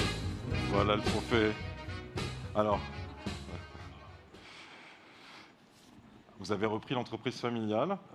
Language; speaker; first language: French; native; French